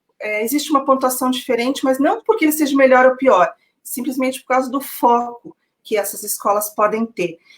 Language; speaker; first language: Portuguese; native; Portuguese